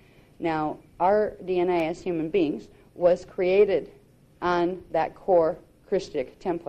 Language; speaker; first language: English; native; English